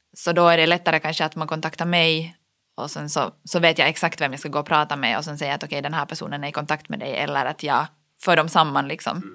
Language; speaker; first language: Swedish; native; Swedish